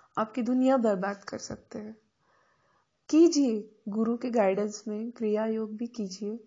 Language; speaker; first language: Hindi; non-native, local second language; Marathi